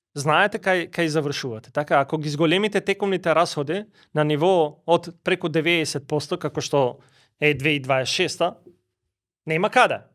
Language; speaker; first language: Macedonian; non-native, local second language; Albanian